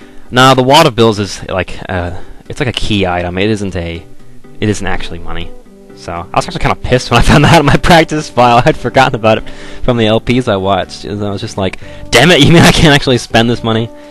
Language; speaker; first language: English; native; English